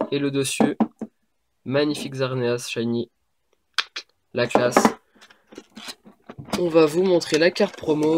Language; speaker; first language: French; native; French